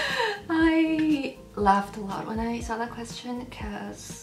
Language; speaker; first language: English; non-native, fluent; German